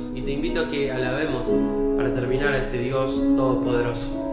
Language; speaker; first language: Spanish; native; Spanish